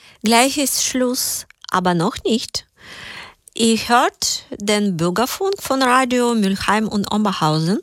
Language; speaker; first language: German; native; German